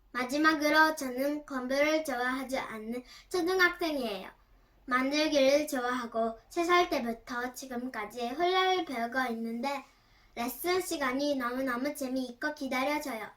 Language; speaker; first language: Korean; early bilingual, heritage; Korean